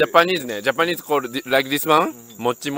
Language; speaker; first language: English; non-native, learner; Japanese